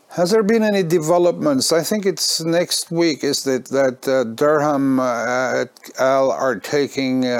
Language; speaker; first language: English; non-native, fluent; Norwegian